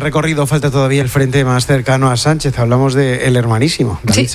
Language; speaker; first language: Spanish; native; Spanish